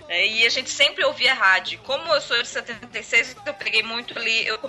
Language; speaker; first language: Portuguese; native; Portuguese